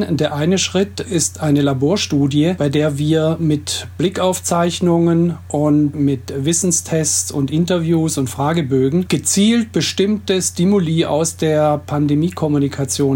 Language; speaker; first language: German; native; German